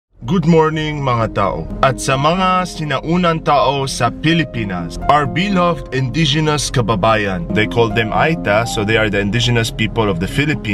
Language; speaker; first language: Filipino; non-native, learner; Arabic